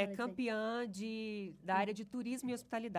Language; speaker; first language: Portuguese; native; Portuguese